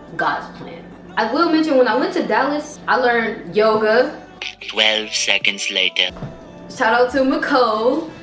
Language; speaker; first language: English; native; English